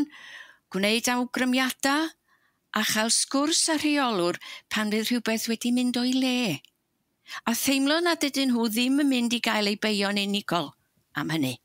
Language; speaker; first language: Welsh; native; Welsh